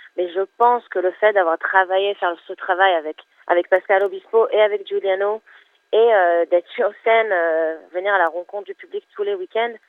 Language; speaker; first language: French; non-native, fluent; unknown